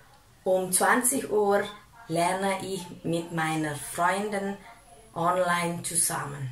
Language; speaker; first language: German; non-native, fluent; Indonesian